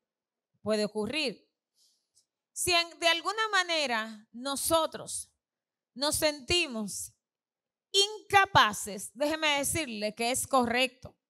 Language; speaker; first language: Spanish; native; Spanish